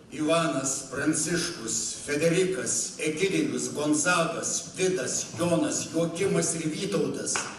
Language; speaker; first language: Lithuanian; native; Lithuanian